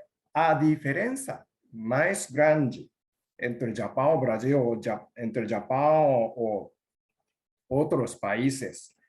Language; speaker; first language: Portuguese; non-native, learner; Japanese